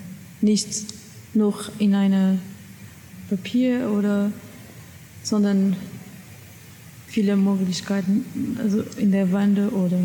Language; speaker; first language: German; non-native, learner; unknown